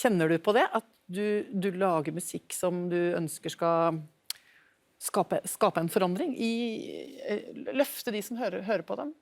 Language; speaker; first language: Norwegian; native; Norwegian